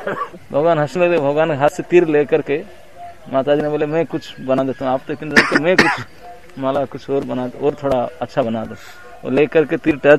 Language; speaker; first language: Hindi; non-native, local second language; Odia